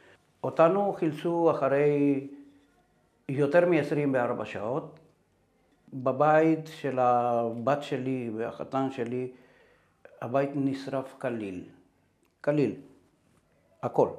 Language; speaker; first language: Hebrew; non-native, fluent; Spanish